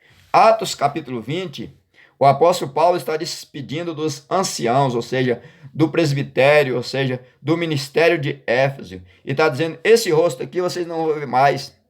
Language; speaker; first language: Portuguese; native; Portuguese